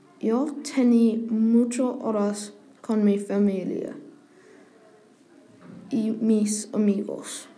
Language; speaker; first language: Spanish; non-native, learner; English